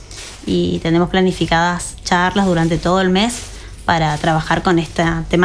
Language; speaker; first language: Spanish; native; Spanish